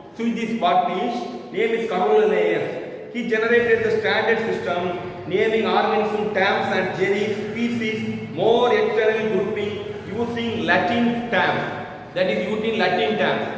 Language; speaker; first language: English; non-native, local second language; Tamil